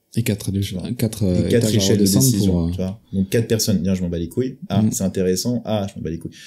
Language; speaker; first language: French; native; French